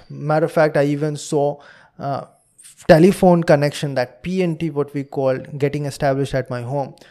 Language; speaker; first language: English; non-native, local second language; Hindi